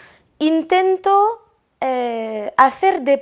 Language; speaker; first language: Spanish; non-native, fluent; French